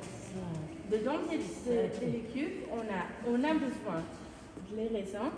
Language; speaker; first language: French; non-native, learner; Portuguese